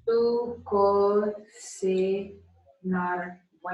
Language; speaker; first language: Spanish; non-native, learner; English